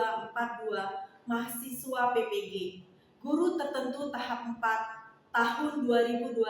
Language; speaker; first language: Indonesian; native; Indonesian